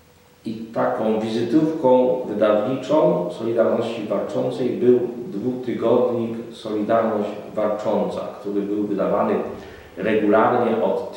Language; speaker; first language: Polish; native; Polish